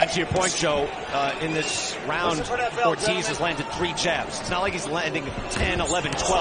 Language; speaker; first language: English; native; English